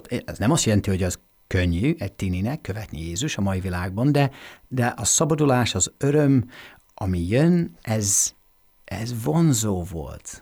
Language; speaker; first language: Hungarian; non-native, fluent; English